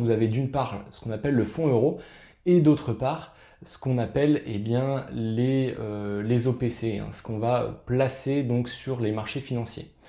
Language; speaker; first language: French; native; French